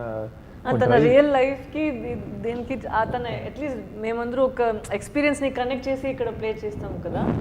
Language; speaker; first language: Telugu; non-native, fluent; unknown